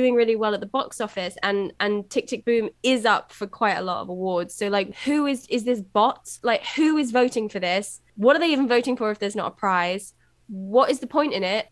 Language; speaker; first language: English; native; English